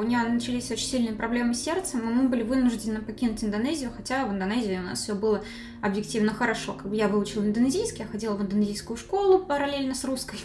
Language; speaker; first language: Russian; native; Russian